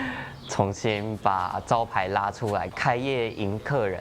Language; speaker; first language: Chinese; native; Chinese